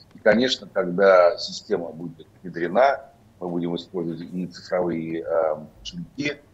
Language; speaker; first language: Russian; native; Russian